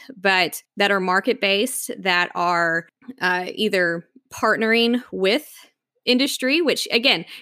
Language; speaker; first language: English; native; English